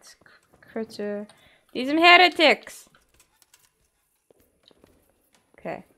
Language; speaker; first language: German; non-native, learner; Dutch